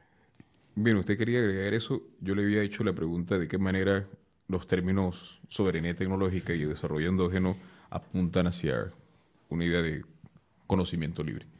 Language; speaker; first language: Spanish; native; Spanish